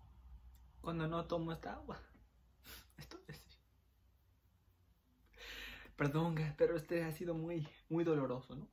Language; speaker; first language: Spanish; early bilingual, heritage; Spanish